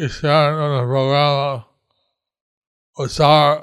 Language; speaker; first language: Spanish; non-native, learner; English